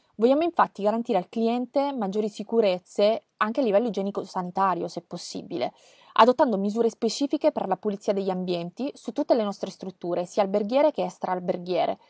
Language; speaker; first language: Italian; native; Italian